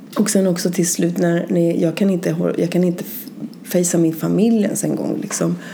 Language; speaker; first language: Swedish; early bilingual, other home language; Spanish